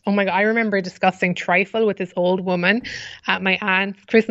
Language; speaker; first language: English; native; English